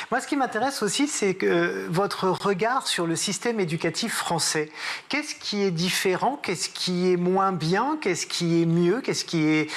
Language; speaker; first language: French; native; French